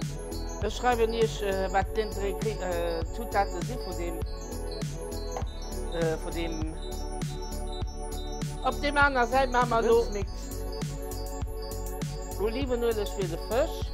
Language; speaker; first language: German; non-native, local second language; Luxembourgish